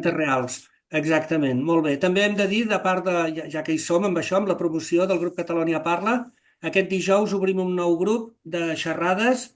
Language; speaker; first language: Catalan; native; Catalan